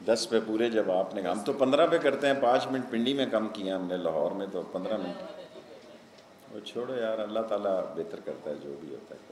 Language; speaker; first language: Urdu; non-native, local second language; Punjabi